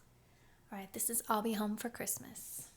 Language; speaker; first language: English; native; English